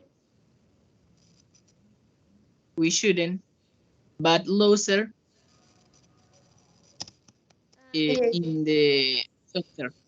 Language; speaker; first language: English; non-native, learner; Spanish